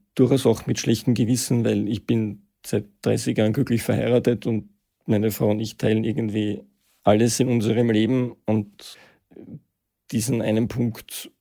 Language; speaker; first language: German; native; German